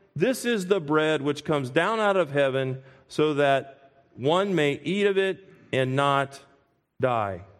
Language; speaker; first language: English; native; English